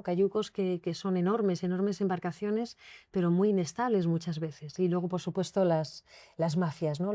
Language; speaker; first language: Spanish; native; Spanish